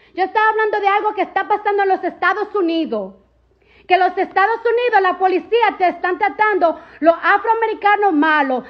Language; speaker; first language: Spanish; early bilingual, heritage; Spanish